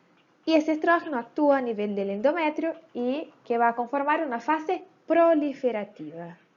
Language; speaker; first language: Spanish; native; Spanish